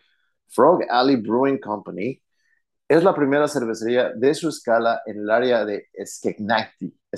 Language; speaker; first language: Spanish; early bilingual, heritage; Spanish